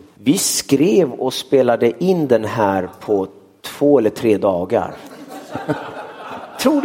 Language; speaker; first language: Swedish; early bilingual, other home language; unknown